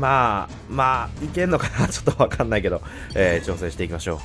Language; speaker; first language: Japanese; native; Japanese